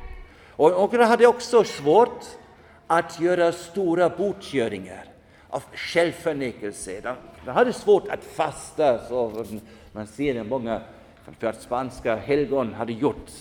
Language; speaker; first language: Swedish; non-native, fluent; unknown